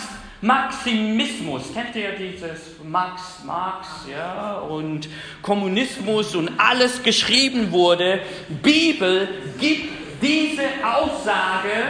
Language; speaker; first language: German; non-native, fluent; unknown